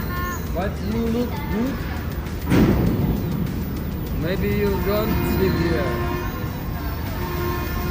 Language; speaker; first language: English; non-native, learner; Russian